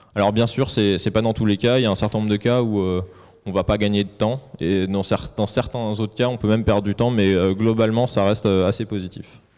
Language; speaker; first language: French; native; French